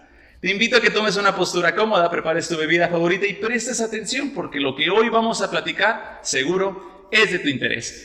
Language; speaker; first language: Spanish; native; Spanish